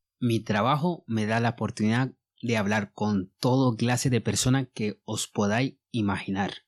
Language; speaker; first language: Spanish; non-native, fluent; Bambara